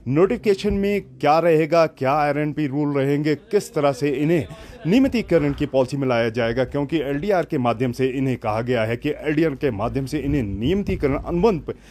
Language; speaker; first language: Hindi; native; Hindi